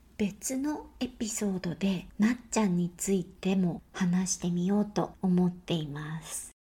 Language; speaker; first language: Japanese; native; Japanese